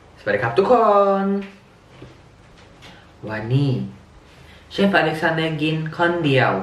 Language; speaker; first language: Thai; early bilingual, heritage; Thai